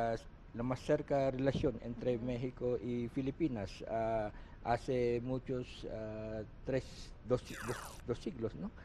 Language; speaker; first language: Spanish; non-native, learner; Filipino